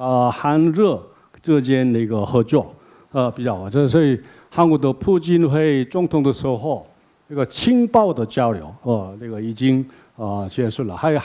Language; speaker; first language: Chinese; non-native, learner; Korean